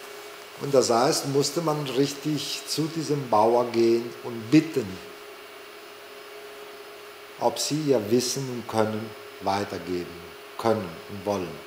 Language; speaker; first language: German; non-native, fluent; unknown